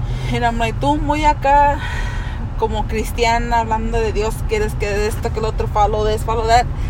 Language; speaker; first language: Spanish; early bilingual, heritage; Spanish